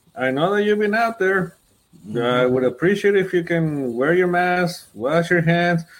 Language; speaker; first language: English; non-native, fluent; Spanish